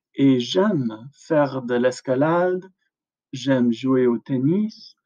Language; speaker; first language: French; non-native, fluent; English